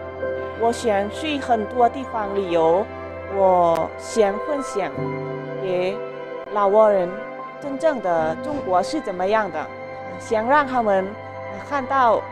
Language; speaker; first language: Chinese; non-native, fluent; Lao